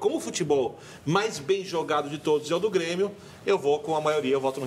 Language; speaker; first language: Portuguese; native; Portuguese